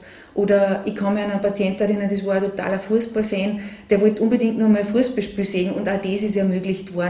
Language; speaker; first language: German; native; German